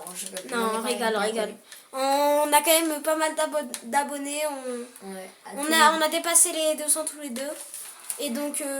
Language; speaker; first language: French; native; French